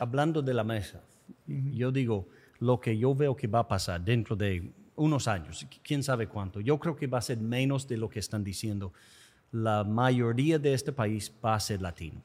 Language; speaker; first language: Spanish; non-native, fluent; English